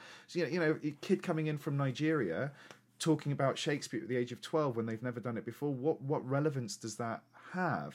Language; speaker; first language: English; native; English